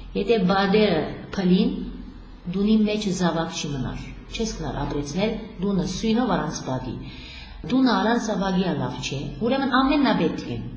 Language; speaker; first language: Armenian; early bilingual, heritage; Armenian